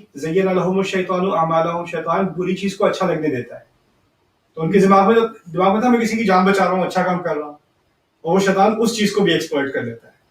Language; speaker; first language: Urdu; early bilingual, heritage; Urdu